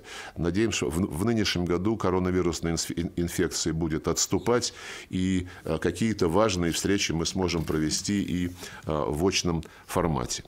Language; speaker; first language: Russian; native; Russian